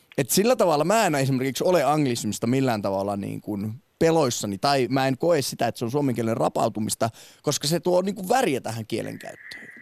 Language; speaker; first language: Finnish; native; Finnish